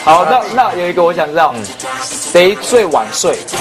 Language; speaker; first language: Chinese; native; Chinese